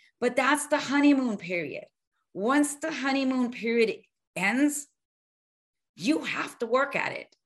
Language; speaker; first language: English; early bilingual, other home language; Spanish